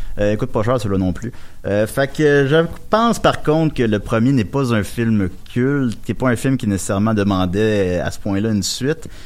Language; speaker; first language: French; native; French